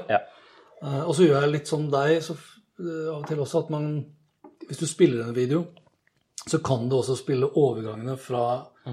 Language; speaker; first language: Norwegian; native; Norwegian